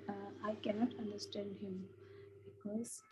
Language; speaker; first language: English; non-native, learner; Hindi